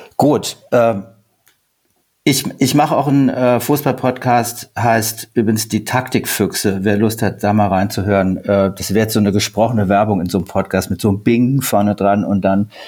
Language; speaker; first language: German; native; German